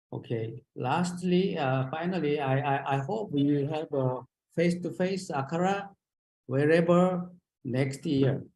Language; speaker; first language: English; non-native, learner; Japanese